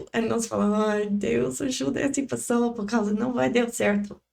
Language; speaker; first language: Portuguese; non-native, learner; English